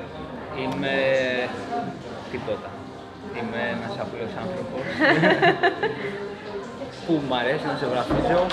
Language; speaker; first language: Greek; early bilingual, other home language; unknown